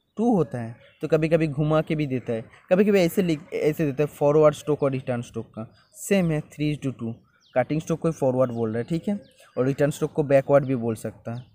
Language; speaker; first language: Hindi; non-native, local second language; Bangla